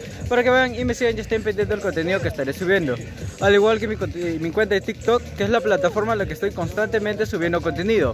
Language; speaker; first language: Spanish; native; Spanish